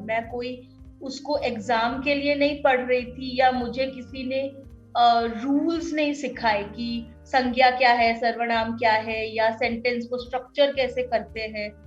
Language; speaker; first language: Hindi; non-native, local second language; Odia